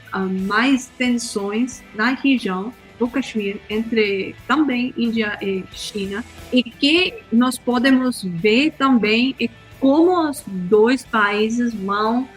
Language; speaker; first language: Portuguese; non-native, fluent; Hindi